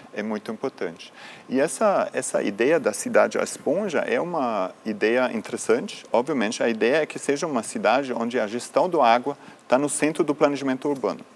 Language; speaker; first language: Portuguese; non-native, fluent; German